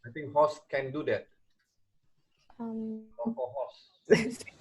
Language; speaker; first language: English; non-native, learner; Indonesian